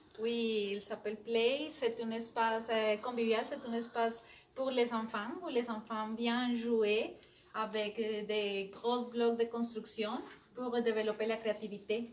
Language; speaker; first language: French; non-native, fluent; Spanish